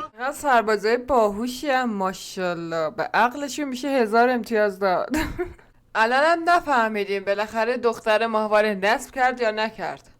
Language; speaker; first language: Persian; non-native, local second language; Azerbaijani